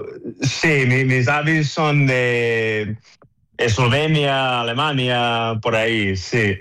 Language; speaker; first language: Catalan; non-native, learner; English